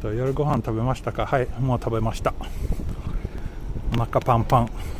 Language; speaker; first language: Japanese; non-native, learner; Swedish